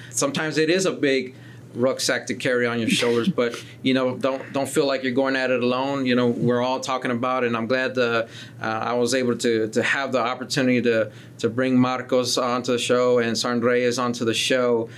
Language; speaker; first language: English; early bilingual, other home language; Spanish